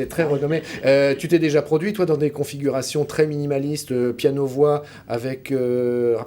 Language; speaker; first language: French; native; French